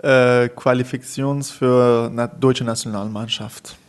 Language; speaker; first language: German; non-native, learner; Persian